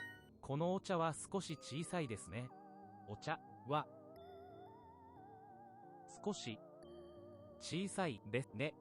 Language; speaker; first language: Japanese; non-native, learner; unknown